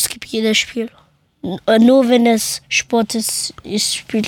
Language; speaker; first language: German; early bilingual, other home language; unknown